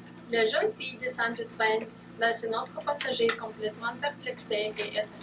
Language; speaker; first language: French; non-native, learner; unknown